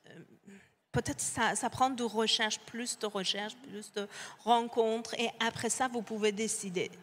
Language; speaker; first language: French; non-native, fluent; Persian